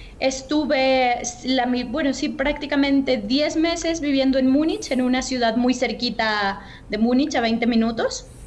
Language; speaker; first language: Spanish; native; Spanish